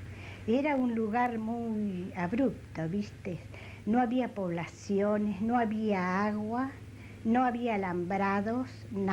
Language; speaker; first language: Spanish; native; Spanish